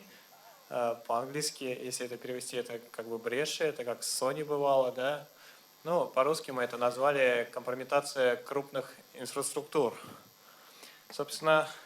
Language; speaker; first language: Russian; native; Russian